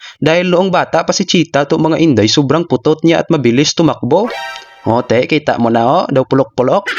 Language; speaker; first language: Filipino; non-native, local second language; Hiligaynon